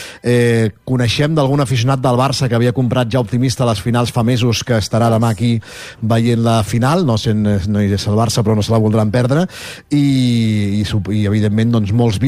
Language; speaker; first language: Catalan; native; Catalan